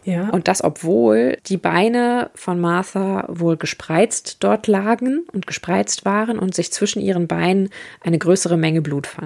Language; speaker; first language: German; native; German